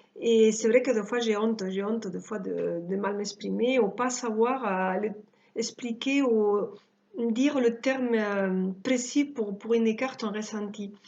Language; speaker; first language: French; early bilingual, other home language; Spanish